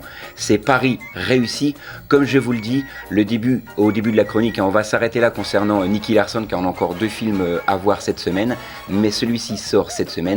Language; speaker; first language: French; native; French